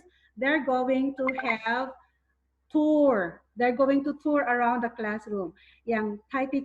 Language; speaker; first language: English; non-native, fluent; Thai